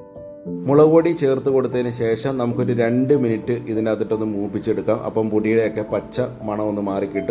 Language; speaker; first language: Malayalam; native; Malayalam